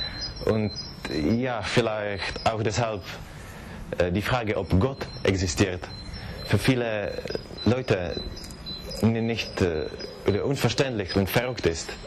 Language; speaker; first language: German; non-native, fluent; Czech